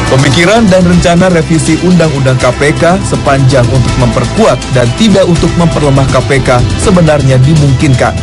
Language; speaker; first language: Indonesian; native; Indonesian